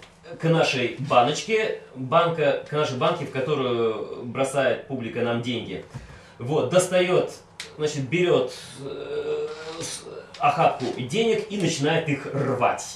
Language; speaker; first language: Russian; native; Russian